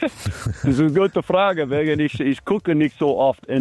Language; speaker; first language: German; non-native, fluent; English